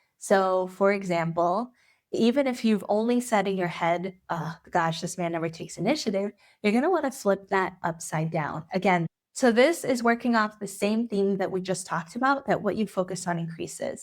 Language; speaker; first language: English; native; English